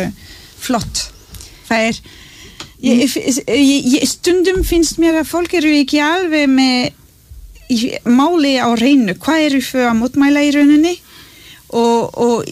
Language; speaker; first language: Icelandic; non-native, learner; French